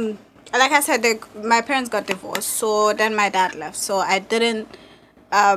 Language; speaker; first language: English; non-native, local second language; Wolof